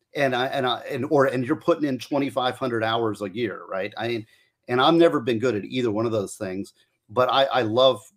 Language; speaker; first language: English; native; English